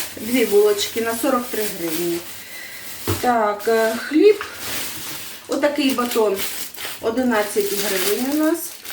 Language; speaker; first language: Ukrainian; non-native, local second language; Russian